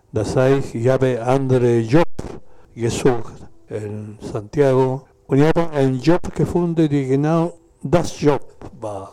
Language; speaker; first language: German; non-native, learner; Spanish